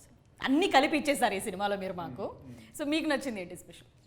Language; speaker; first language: Telugu; native; Telugu